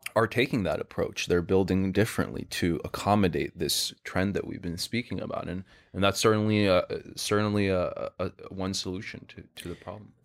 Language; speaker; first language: English; non-native, fluent; Swedish